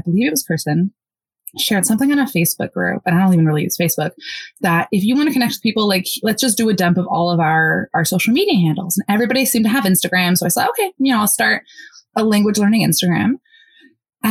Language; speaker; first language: English; early bilingual, other home language; Polish